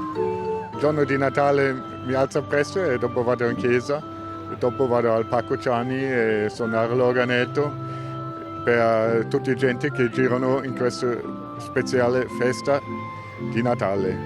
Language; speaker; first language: Italian; non-native, learner; German